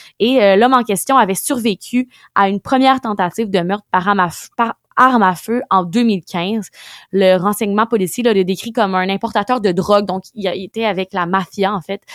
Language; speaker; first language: French; native; French